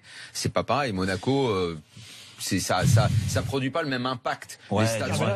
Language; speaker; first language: French; native; French